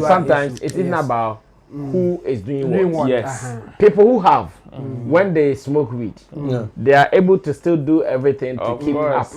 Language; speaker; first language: English; non-native, local second language; Akan